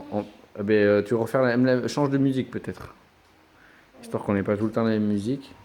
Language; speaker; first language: French; native; French